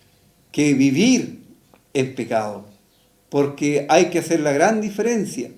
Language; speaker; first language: Spanish; native; Spanish